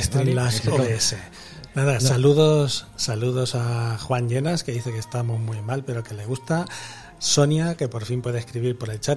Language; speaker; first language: Spanish; native; Spanish